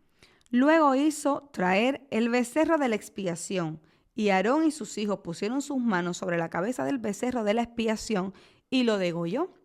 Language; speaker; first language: Spanish; native; Spanish